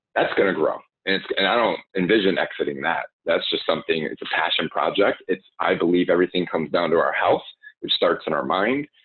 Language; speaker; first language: English; native; English